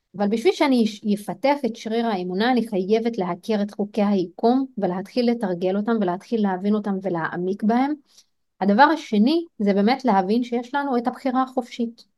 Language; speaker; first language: Hebrew; non-native, local second language; Arabic